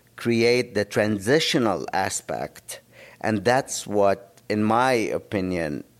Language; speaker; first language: English; non-native, fluent; Arabic